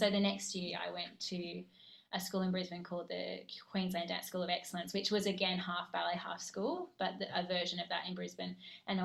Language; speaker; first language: English; native; English